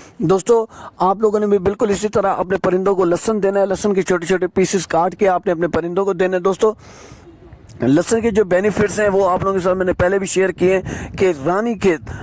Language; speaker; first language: Urdu; non-native, local second language; Sindhi